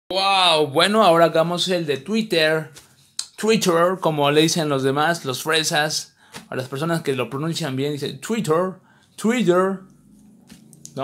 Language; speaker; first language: Spanish; native; Spanish